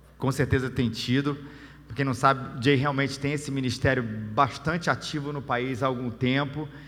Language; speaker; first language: Portuguese; native; Portuguese